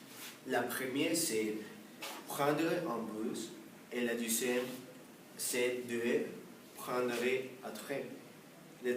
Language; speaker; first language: French; non-native, learner; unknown